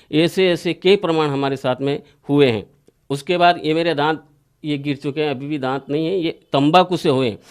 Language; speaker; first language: Hindi; native; Hindi